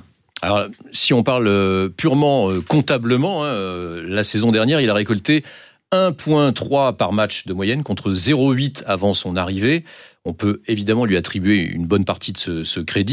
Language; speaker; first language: French; native; French